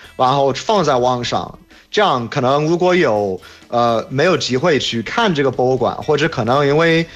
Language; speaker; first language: Chinese; non-native, fluent; English